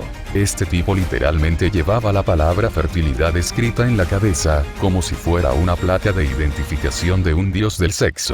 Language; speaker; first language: Spanish; native; Spanish